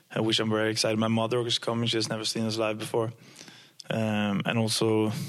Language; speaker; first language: English; non-native, fluent; Norwegian